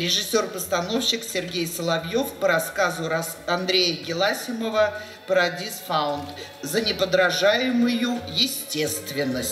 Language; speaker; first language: Russian; native; Russian